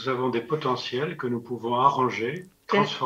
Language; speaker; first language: French; native; French